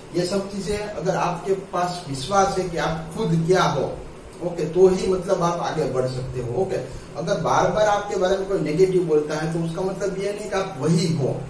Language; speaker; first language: Hindi; non-native, local second language; Gujarati